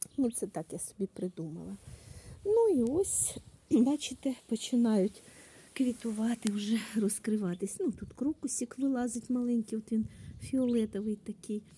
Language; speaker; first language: Ukrainian; native; Ukrainian